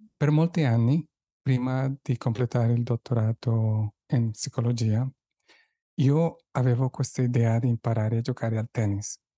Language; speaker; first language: Italian; non-native, fluent; Spanish